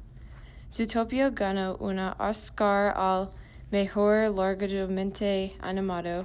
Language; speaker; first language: Spanish; non-native, learner; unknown